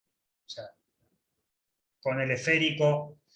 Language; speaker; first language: Spanish; native; Spanish